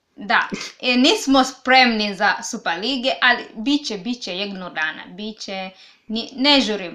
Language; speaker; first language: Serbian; non-native, learner; English